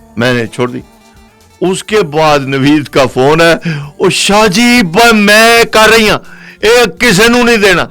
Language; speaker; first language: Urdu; non-native, local second language; Saraiki